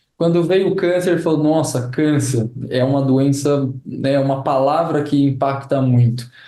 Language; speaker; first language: Portuguese; native; Portuguese